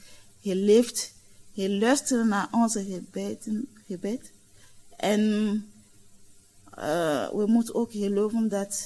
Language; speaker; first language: Dutch; non-native, learner; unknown